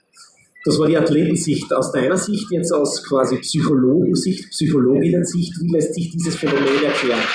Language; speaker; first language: German; native; German